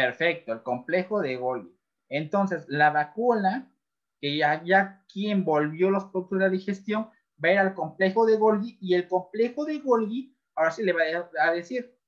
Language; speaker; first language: Spanish; native; Spanish